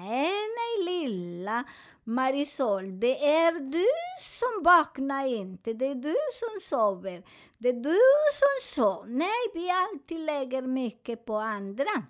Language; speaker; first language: Swedish; non-native, learner; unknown